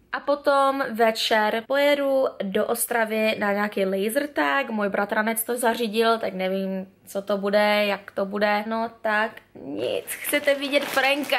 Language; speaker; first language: Czech; early bilingual, heritage; Czech